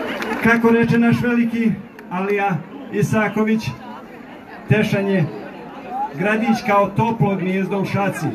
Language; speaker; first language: Bosnian; native; Bosnian